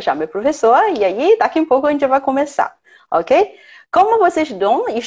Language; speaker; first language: Portuguese; non-native, fluent; Chinese